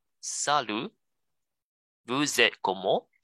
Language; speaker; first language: French; non-native, learner; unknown